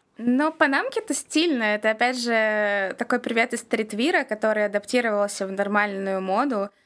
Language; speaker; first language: Russian; native; Russian